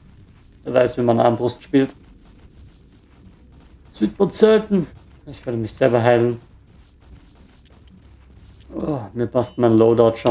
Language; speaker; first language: German; native; German